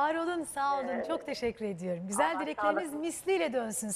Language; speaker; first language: Turkish; native; Turkish